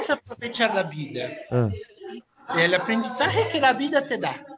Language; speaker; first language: Portuguese; non-native, fluent; Spanish